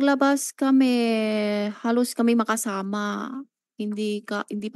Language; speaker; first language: Filipino; non-native, learner; Chinese